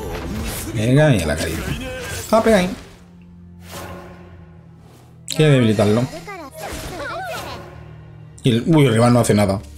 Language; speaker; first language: Spanish; native; Spanish